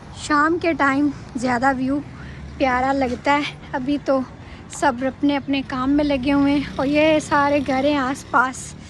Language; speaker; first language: Urdu; non-native, local second language; Punjabi